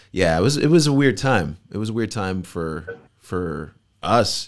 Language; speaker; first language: English; native; English